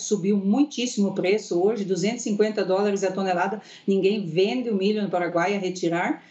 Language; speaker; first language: Portuguese; early bilingual, heritage; Portuguese